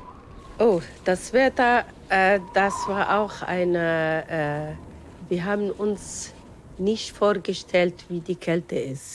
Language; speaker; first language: German; non-native, fluent; Arabic